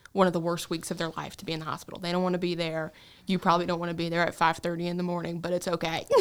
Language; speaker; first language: English; native; English